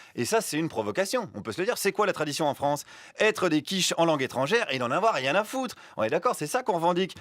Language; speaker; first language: French; native; French